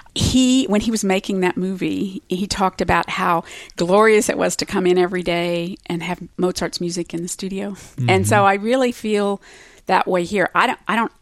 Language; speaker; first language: English; native; English